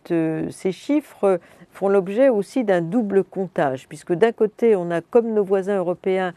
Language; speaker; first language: French; native; French